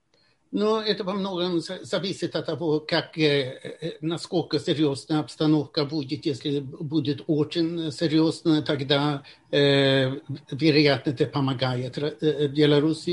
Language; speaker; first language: Russian; non-native, fluent; Swedish